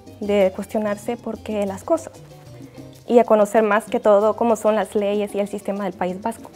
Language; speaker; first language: Spanish; native; Spanish